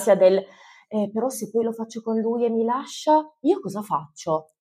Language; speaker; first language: Italian; early bilingual, other home language; Albanian